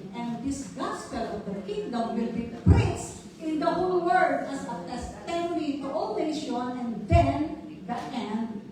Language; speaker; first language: English; non-native, local second language; Filipino